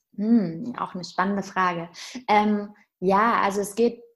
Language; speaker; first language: German; native; German